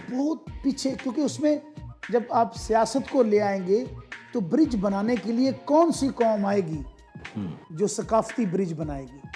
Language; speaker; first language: Urdu; non-native, local second language; Punjabi